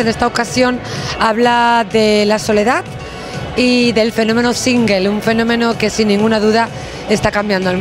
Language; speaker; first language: Spanish; native; Spanish